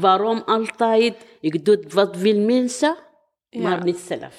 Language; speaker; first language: Dutch; non-native, learner; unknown